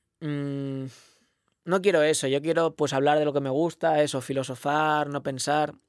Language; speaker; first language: Spanish; non-native, local second language; Catalan